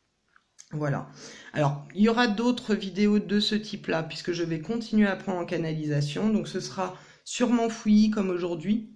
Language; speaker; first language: French; native; French